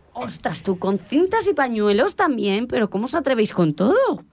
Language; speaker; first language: Spanish; non-native, local second language; Catalan